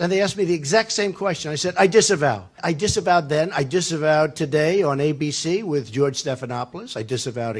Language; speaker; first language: English; native; English